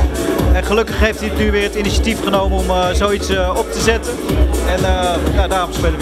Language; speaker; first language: Dutch; native; Dutch